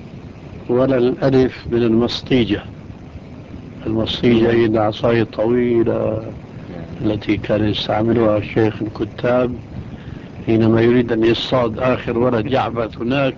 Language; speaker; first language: Arabic; native; Arabic